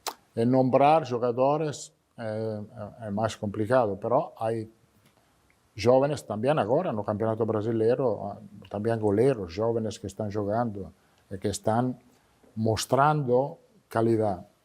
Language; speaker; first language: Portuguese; non-native, fluent; Italian